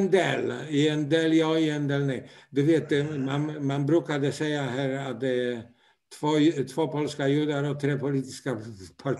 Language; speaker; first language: Swedish; non-native, fluent; Polish